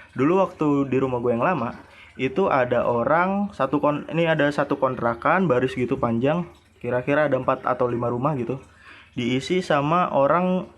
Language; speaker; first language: Indonesian; native; Indonesian